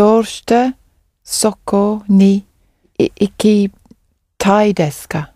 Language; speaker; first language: Japanese; non-native, learner; English